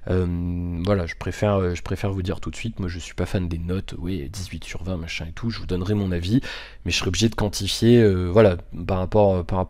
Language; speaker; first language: French; native; French